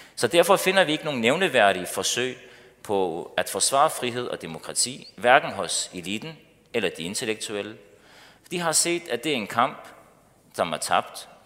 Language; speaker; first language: Danish; early bilingual, other home language; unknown